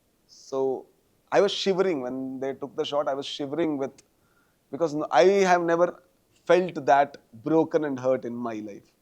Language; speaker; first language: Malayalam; non-native, learner; Tulu